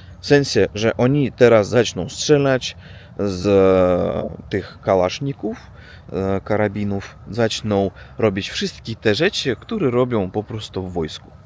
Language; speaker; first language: Polish; non-native, learner; Russian